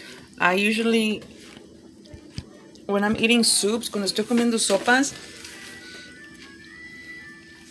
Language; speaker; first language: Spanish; early bilingual, heritage; Spanish